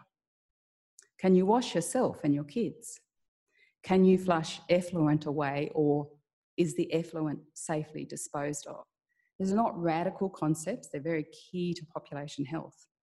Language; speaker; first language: English; native; English